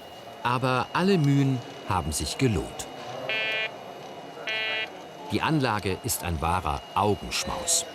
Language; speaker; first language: German; native; German